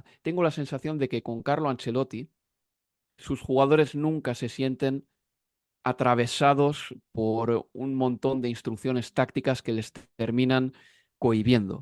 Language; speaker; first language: Spanish; native; Spanish